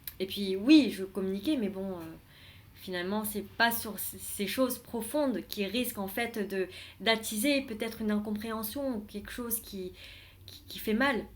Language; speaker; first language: French; non-native, fluent; Vietnamese